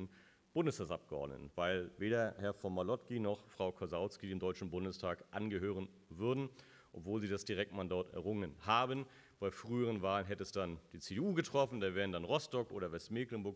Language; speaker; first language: German; native; German